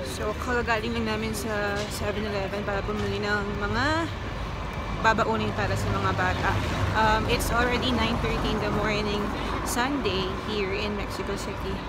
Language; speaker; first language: Filipino; native; Filipino